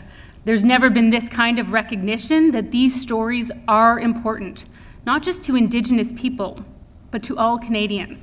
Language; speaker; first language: English; native; English